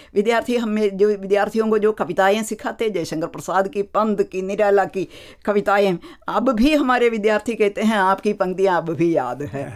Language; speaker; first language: Hindi; non-native, local second language; Malayalam